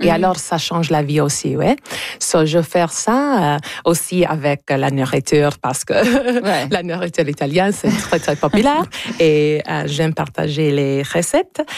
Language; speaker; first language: French; non-native, local second language; English